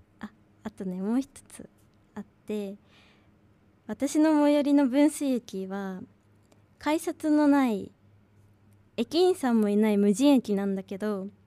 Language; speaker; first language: Japanese; native; Japanese